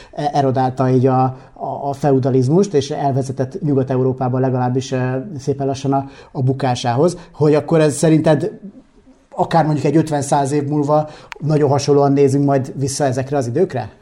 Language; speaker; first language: Hungarian; native; Hungarian